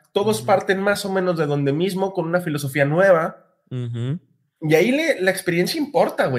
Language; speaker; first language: Spanish; native; Spanish